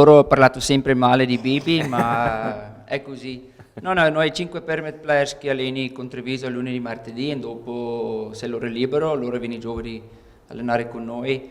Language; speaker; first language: Italian; non-native, learner; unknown